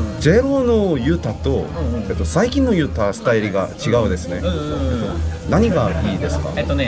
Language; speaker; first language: Japanese; non-native, learner; Korean